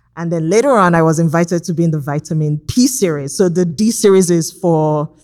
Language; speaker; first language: English; non-native, local second language; Igbo